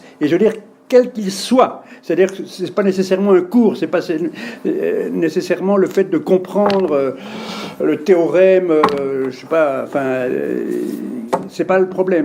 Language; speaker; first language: French; native; French